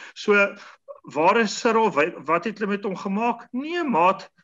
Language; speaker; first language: Afrikaans; native; Afrikaans